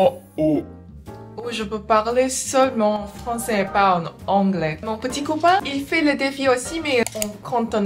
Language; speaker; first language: French; non-native, learner; English